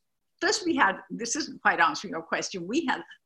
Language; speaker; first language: English; native; English